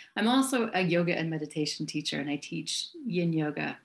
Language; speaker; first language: English; native; English